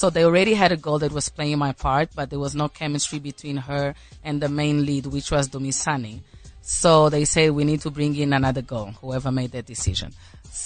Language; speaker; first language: English; non-native, fluent; Portuguese